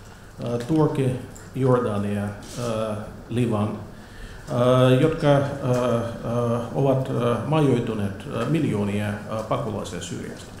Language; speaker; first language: Finnish; non-native, fluent; Russian